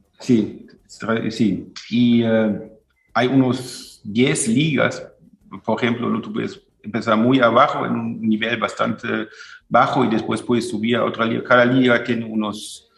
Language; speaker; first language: Spanish; non-native, fluent; German